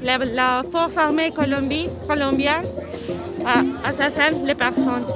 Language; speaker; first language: French; non-native, fluent; Spanish